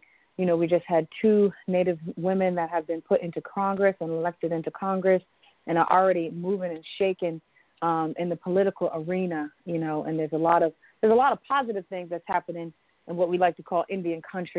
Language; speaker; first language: English; native; English